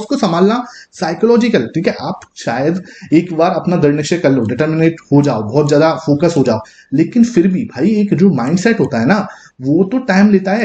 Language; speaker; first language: Hindi; native; Hindi